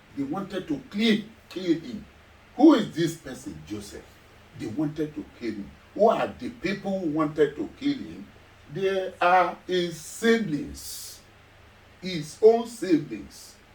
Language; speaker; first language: English; non-native, local second language; Yoruba